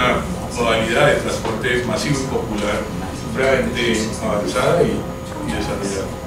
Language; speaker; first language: Spanish; native; Spanish